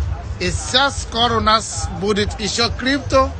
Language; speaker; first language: Russian; non-native, fluent; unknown